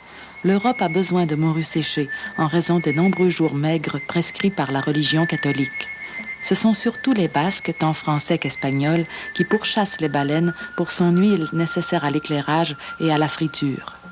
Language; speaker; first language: French; native; French